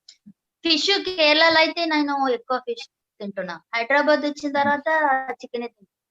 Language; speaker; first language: Telugu; non-native, learner; Malayalam